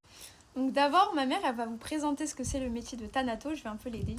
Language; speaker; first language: French; native; French